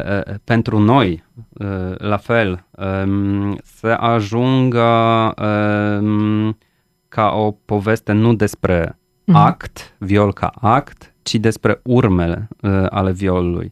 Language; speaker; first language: Romanian; non-native, fluent; Polish